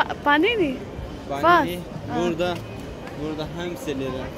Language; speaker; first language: Turkish; non-native, learner; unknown